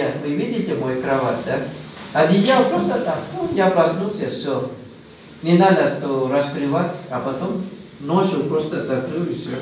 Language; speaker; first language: Russian; non-native, learner; Thai